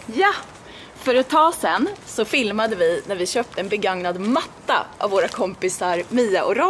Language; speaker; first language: Swedish; native; Swedish